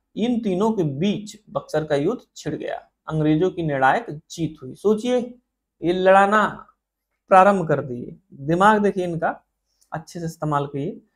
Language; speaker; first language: Hindi; native; Hindi